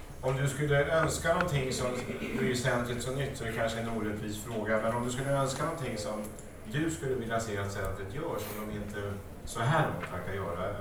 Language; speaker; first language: Swedish; native; Swedish